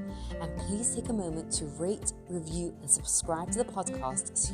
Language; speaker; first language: English; native; English